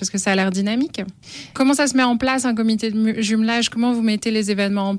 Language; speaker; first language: French; native; French